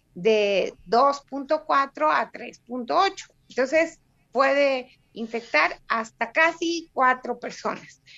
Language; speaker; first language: Spanish; non-native, fluent; Russian